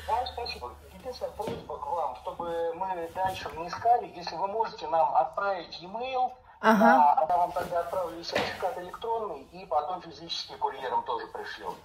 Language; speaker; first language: Russian; native; Russian